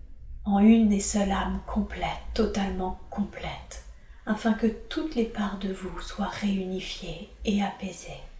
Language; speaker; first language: French; native; French